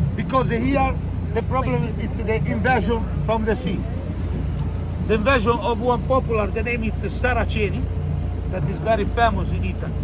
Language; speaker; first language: English; non-native, fluent; Italian